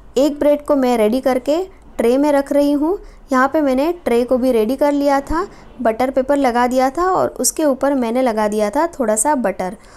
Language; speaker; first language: Hindi; non-native, local second language; Marathi